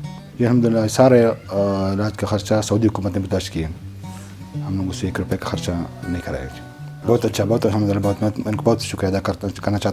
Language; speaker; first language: Hindi; non-native, local second language; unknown